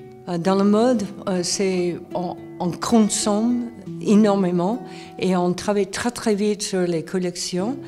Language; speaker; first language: French; non-native, fluent; English